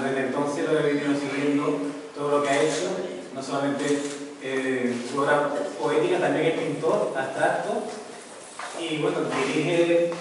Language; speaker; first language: Spanish; native; Spanish